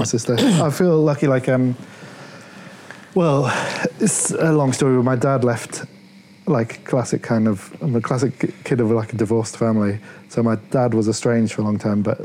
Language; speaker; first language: English; native; English